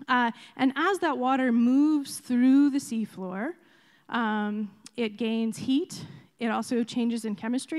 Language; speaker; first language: English; native; English